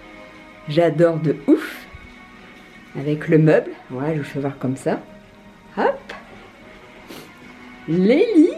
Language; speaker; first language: French; native; French